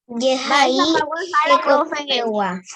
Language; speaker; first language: Spanish; native; Spanish